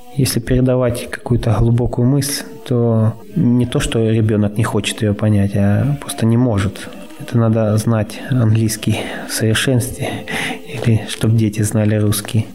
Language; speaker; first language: Russian; native; Russian